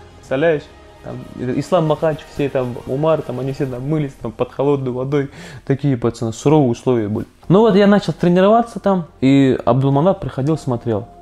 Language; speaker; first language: Russian; early bilingual, other home language; Azerbaijani